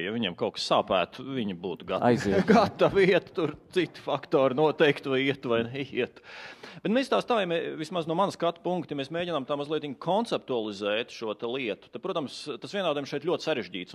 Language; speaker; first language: Latvian; native; Latvian